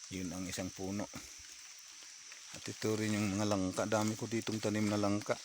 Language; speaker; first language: Filipino; non-native, local second language; Masbatenyo